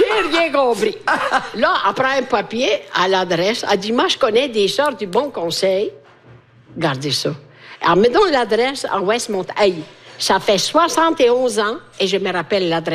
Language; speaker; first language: French; non-native, fluent; Italian